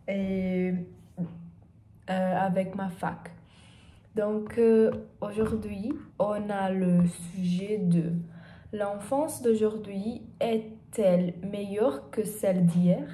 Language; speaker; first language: French; non-native, learner; Portuguese